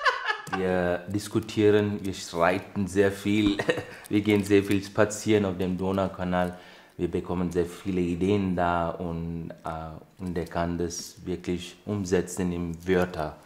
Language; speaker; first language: German; non-native, fluent; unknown